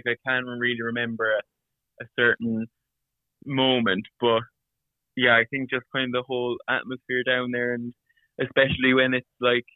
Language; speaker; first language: English; native; English